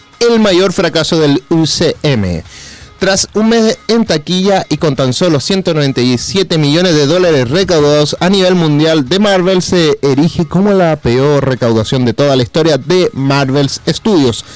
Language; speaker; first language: Spanish; native; Spanish